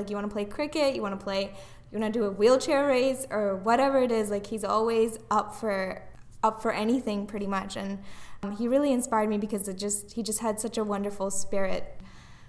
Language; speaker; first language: English; non-native, local second language; Tamil